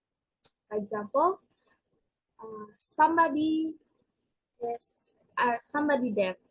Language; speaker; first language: English; non-native, learner; Indonesian